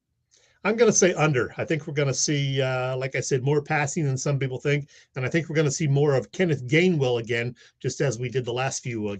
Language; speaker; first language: English; native; English